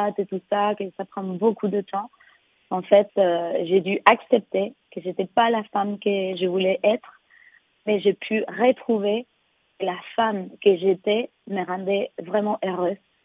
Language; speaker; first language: French; non-native, fluent; Spanish